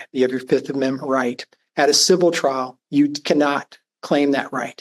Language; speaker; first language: English; native; English